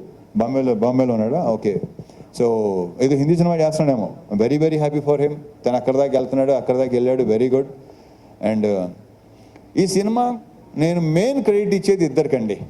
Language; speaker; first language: Telugu; native; Telugu